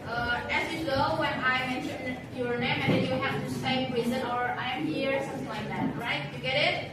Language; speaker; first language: English; non-native, learner; Indonesian